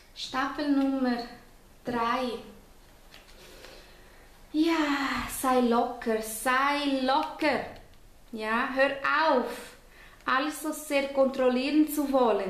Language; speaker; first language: German; non-native, fluent; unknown